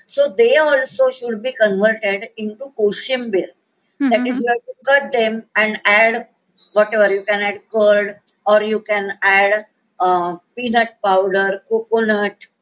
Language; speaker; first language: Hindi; non-native, local second language; Marathi